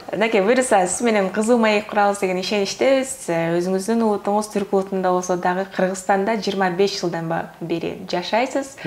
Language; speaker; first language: Kyrgyz; native; Kyrgyz